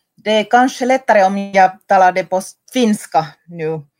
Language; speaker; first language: Swedish; non-native, local second language; Finnish